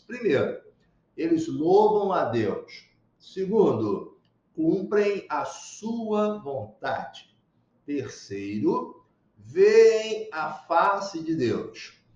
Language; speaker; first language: Portuguese; native; Portuguese